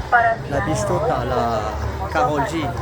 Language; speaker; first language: Spanish; non-native, learner; French